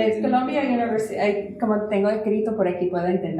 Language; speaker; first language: Spanish; non-native, fluent; English